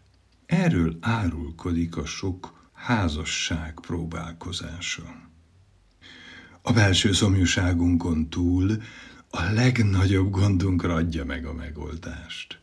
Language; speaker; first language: Hungarian; native; Hungarian